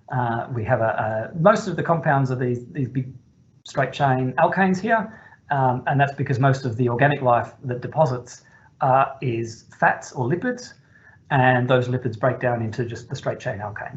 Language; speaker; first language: English; native; English